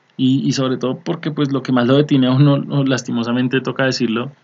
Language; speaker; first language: Spanish; native; Spanish